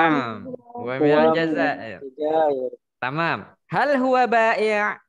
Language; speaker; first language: Arabic; non-native, fluent; Indonesian